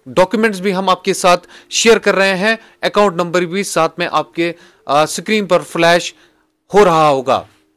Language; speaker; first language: Hindi; non-native, local second language; Kashmiri